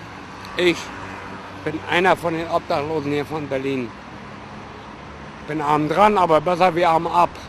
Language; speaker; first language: German; native; German